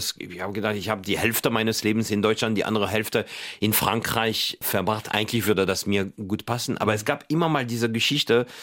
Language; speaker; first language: German; non-native, fluent; French